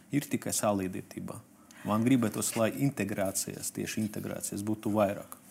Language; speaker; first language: Latvian; non-native, local second language; Russian